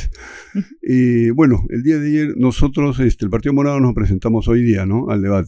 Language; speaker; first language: Spanish; native; Spanish